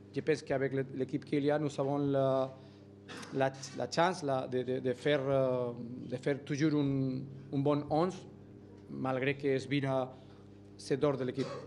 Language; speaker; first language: French; non-native, learner; Spanish